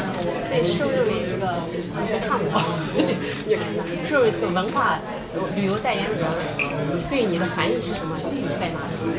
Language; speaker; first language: Chinese; native; Chinese